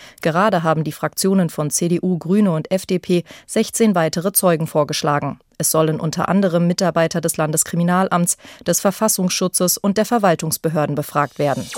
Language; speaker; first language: German; native; German